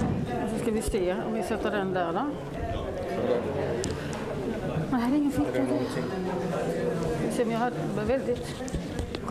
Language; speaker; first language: Swedish; native; Swedish